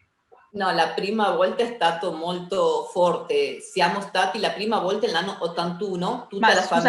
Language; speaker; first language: Italian; early bilingual, heritage; Spanish